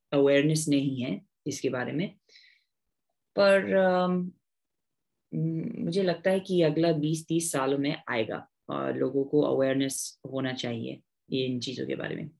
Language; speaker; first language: Hindi; non-native, fluent; English